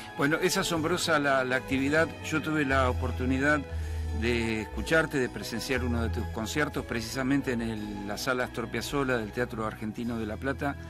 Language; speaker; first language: Spanish; native; Spanish